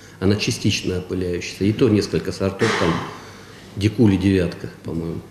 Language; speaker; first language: Russian; native; Russian